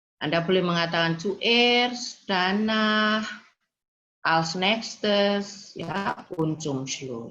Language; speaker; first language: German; non-native, fluent; Indonesian